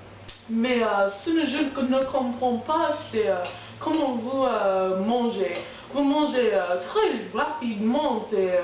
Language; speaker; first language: French; non-native, learner; English